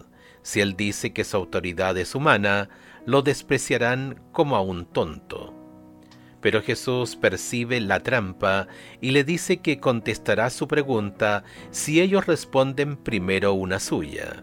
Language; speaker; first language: Spanish; native; Spanish